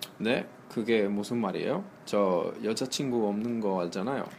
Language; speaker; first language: Korean; non-native, fluent; Italian